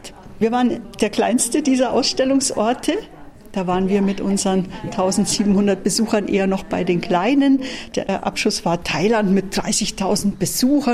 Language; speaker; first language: German; native; German